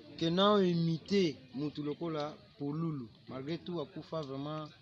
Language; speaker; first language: Lingala; non-native, local second language; Kituba (Democratic Republic of Congo)